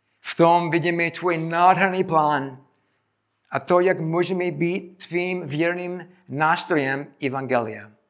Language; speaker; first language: Czech; non-native, fluent; English